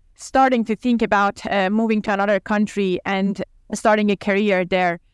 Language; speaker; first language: English; non-native, fluent; Persian